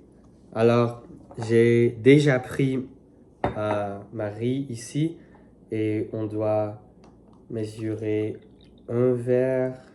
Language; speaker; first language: French; non-native, learner; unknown